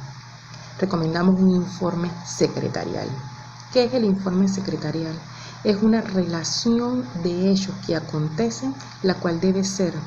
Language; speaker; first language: Spanish; native; Spanish